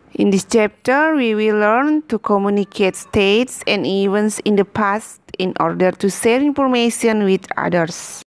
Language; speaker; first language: English; non-native, fluent; Indonesian